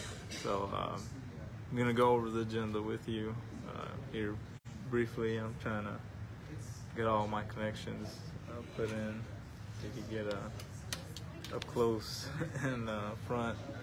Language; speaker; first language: English; native; English